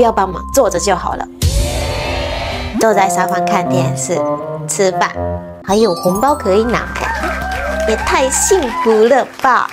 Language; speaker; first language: Chinese; non-native, fluent; Japanese